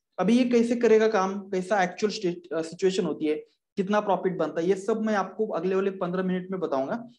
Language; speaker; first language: Hindi; non-native, local second language; Marathi